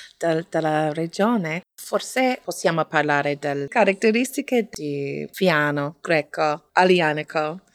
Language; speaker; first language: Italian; non-native, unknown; English